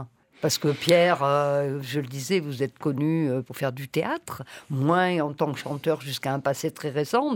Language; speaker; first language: French; native; French